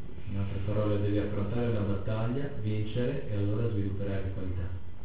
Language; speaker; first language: Italian; native; Italian